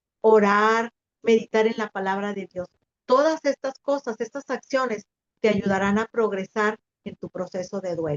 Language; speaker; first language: Spanish; native; Spanish